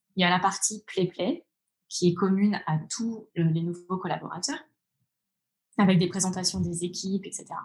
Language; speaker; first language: French; native; French